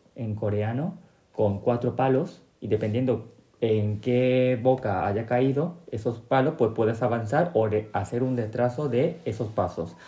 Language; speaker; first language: Spanish; non-native, local second language; Korean